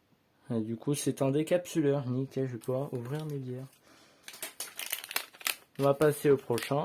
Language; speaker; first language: French; native; French